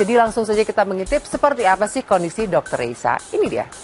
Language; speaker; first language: Indonesian; native; Indonesian